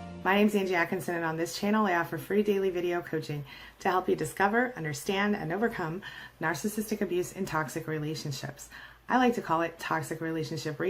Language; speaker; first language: English; native; English